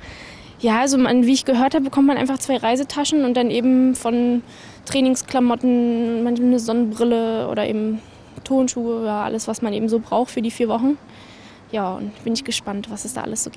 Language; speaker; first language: German; native; German